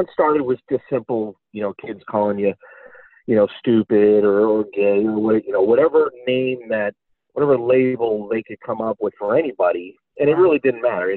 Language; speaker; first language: English; native; English